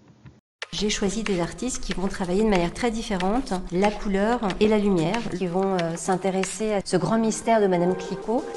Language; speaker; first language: French; native; French